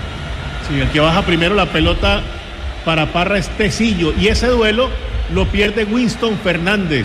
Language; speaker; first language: Spanish; native; Spanish